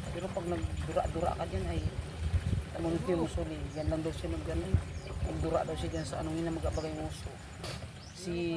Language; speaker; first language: Filipino; native; Filipino